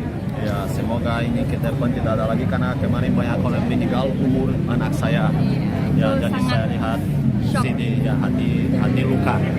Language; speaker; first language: Indonesian; non-native, fluent; Portuguese